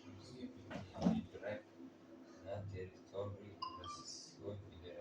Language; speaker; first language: Russian; non-native, learner; Uzbek